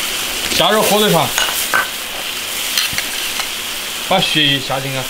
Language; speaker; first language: Chinese; native; Chinese